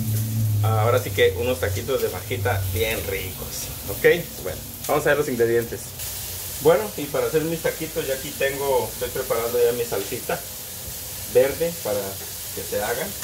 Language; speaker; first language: Spanish; native; Spanish